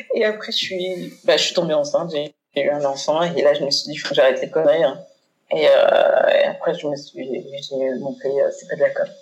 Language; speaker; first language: French; early bilingual, other home language; Haitian Creole